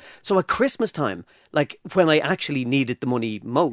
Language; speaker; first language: English; native; English